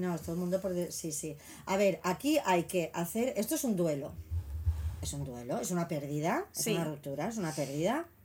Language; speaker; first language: Spanish; native; Spanish